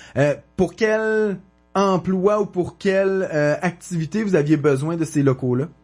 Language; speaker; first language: French; native; French